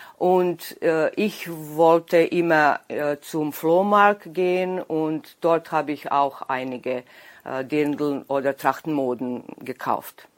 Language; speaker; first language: German; non-native, local second language; Serbian